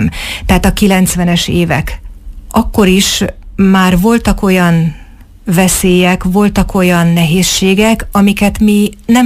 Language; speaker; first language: Hungarian; native; Hungarian